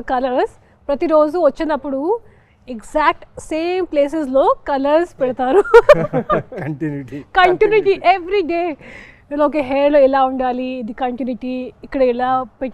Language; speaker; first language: Telugu; non-native, local second language; Hindi